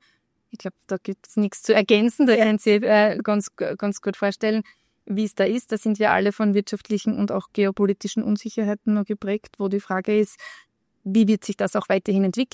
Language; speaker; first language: German; native; German